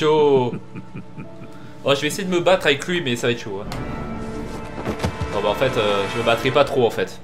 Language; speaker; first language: French; native; French